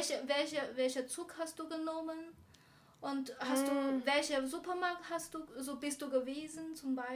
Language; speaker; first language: German; non-native, learner; Chinese